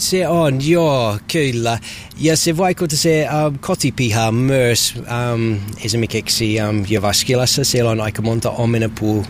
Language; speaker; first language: Finnish; non-native, learner; English